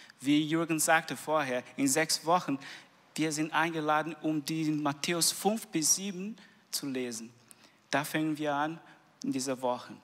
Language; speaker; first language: German; non-native, learner; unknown